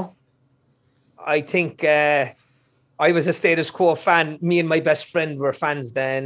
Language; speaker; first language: English; native; English